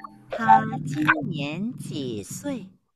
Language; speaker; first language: Chinese; non-native, learner; Vietnamese